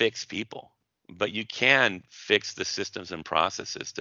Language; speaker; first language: English; native; English